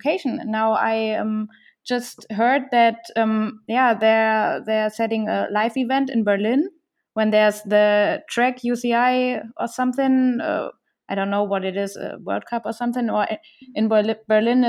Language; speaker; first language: English; non-native, fluent; German